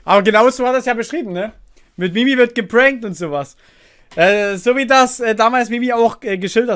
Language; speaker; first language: German; native; German